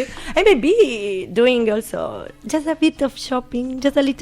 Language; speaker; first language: English; non-native, learner; Italian